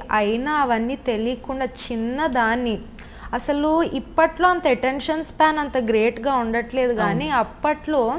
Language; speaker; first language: Telugu; native; Telugu